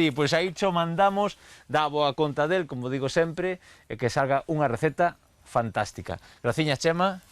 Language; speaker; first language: Galician; native; Galician